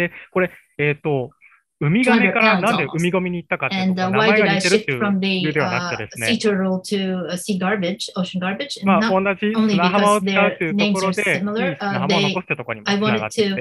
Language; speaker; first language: Japanese; native; Japanese